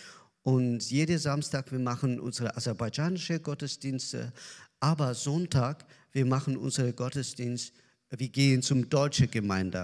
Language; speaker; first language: German; non-native, learner; Azerbaijani